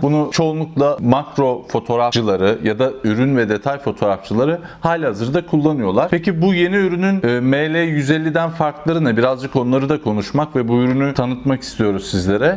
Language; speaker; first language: Turkish; native; Turkish